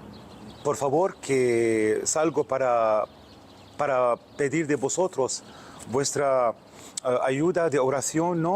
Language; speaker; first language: Spanish; non-native, fluent; Arabic